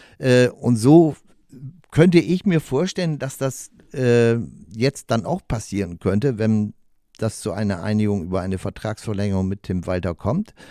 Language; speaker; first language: German; native; German